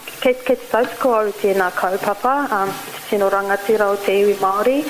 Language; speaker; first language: Māori; non-native, learner; Arabic